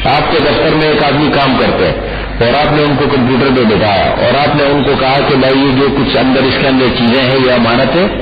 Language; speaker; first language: Urdu; non-native, local second language; Pashto